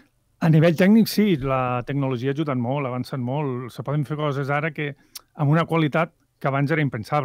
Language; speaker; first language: Catalan; native; Catalan